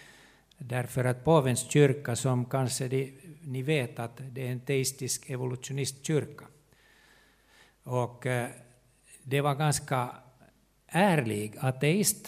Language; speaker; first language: Swedish; non-native, local second language; Finnish